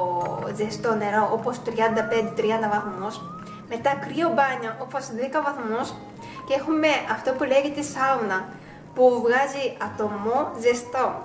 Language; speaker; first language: Greek; non-native, fluent; Japanese